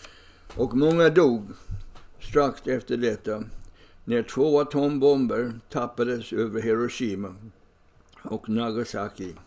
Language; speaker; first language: Swedish; non-native, fluent; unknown